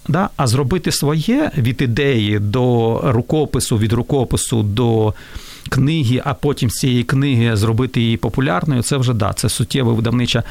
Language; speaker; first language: Ukrainian; non-native, local second language; Russian